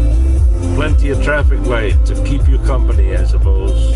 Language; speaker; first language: English; native; English